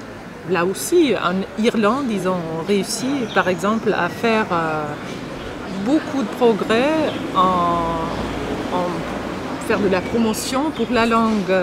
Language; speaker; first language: French; non-native, fluent; German